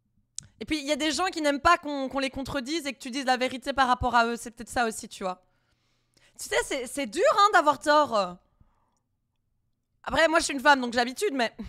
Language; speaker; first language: French; native; French